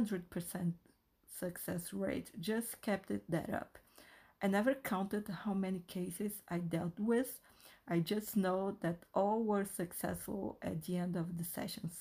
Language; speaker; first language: English; non-native, fluent; Portuguese